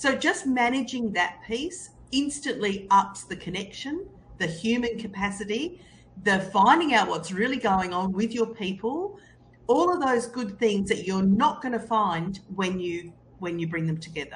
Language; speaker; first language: English; native; English